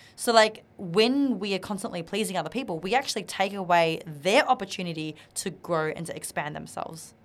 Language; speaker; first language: English; non-native, local second language; Vietnamese